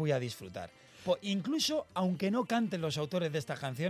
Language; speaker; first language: Spanish; native; Spanish